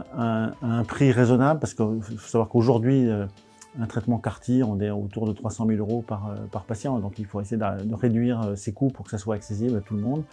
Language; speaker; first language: French; native; French